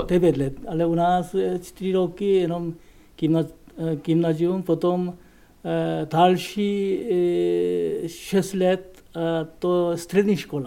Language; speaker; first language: Czech; non-native, learner; Korean